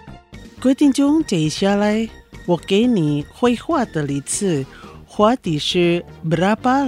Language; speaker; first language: Chinese; non-native, fluent; Indonesian